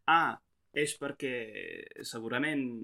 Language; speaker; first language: Portuguese; non-native, learner; English